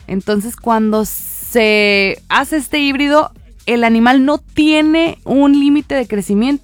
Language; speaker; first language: Spanish; native; Spanish